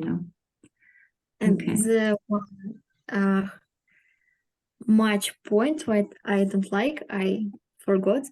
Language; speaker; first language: English; non-native, learner; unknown